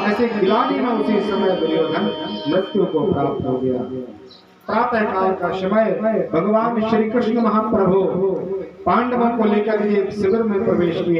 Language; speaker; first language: Hindi; native; Hindi